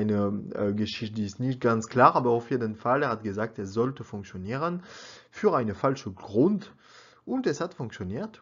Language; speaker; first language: German; non-native, learner; French